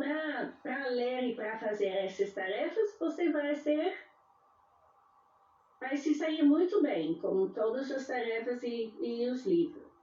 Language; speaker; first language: Portuguese; non-native, fluent; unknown